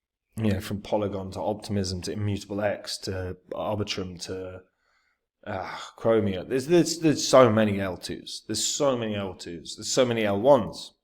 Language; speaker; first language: English; native; English